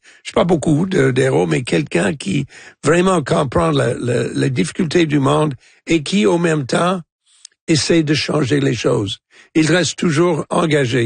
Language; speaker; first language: French; non-native, local second language; English